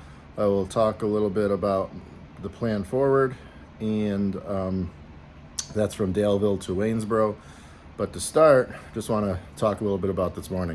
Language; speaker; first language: English; native; English